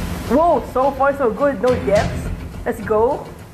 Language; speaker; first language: English; non-native, local second language; Filipino